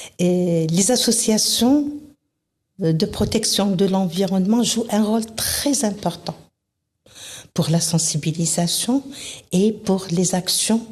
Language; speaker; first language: French; non-native, local second language; Arabic